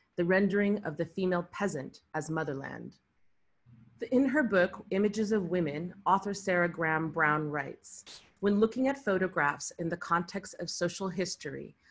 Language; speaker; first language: English; early bilingual, other home language; Arabic